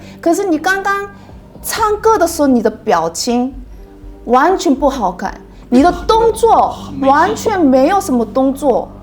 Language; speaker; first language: Chinese; non-native, fluent; Korean